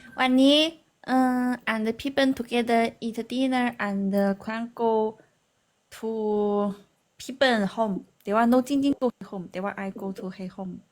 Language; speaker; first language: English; non-native, learner; Chinese